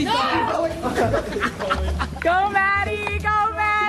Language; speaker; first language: English; native; English